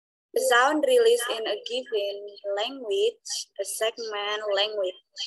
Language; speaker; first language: English; non-native, learner; Indonesian